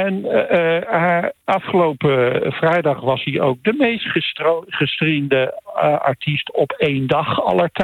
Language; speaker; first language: Dutch; native; Dutch